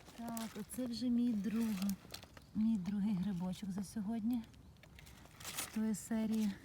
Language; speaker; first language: Ukrainian; native; Ukrainian